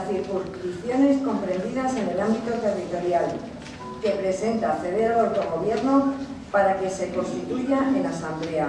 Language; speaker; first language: Spanish; native; Spanish